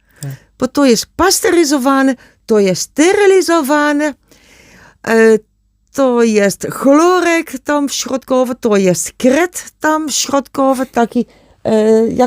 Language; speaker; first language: Polish; non-native, learner; German